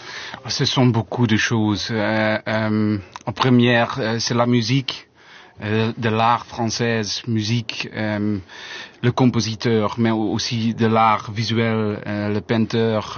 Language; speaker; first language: French; non-native, learner; Dutch